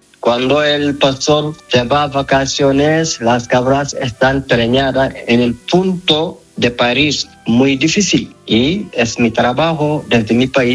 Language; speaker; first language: Spanish; non-native, learner; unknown